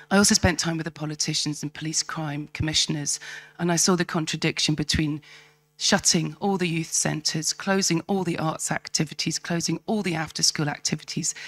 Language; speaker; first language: English; native; English